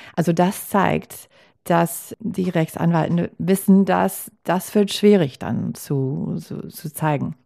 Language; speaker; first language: German; non-native, fluent; English